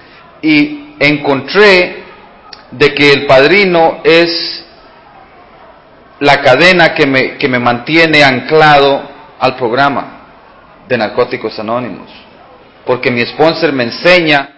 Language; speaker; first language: Spanish; early bilingual, heritage; Spanish